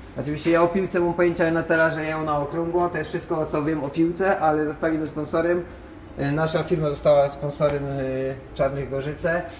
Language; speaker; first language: Polish; native; Polish